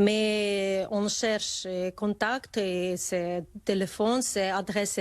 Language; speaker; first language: French; non-native, learner; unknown